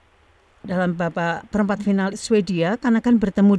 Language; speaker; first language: Indonesian; native; Indonesian